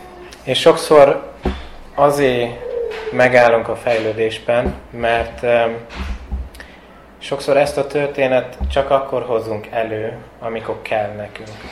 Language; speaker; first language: Hungarian; early bilingual, heritage; Hungarian